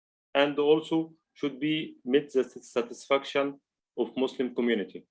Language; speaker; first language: English; non-native, learner; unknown